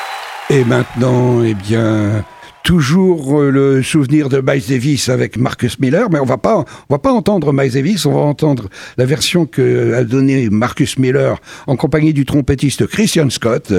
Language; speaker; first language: French; native; French